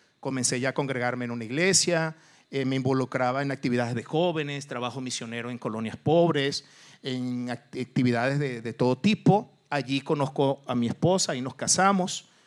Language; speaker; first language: Spanish; early bilingual, other home language; Portuguese